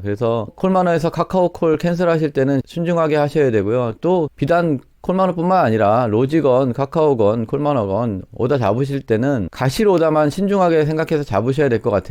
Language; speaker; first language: Korean; native; Korean